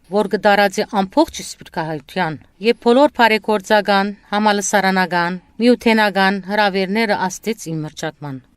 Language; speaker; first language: Armenian; early bilingual, heritage; Armenian